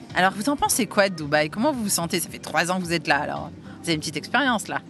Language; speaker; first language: French; native; French